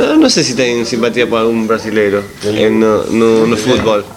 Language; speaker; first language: Portuguese; non-native, learner; Spanish